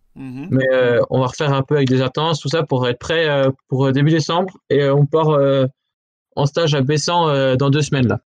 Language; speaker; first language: French; native; French